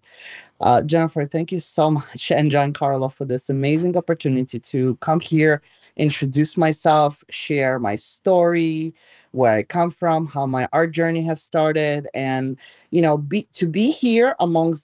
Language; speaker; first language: English; non-native, fluent; Russian